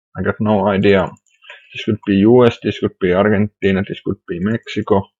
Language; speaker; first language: English; non-native, fluent; Finnish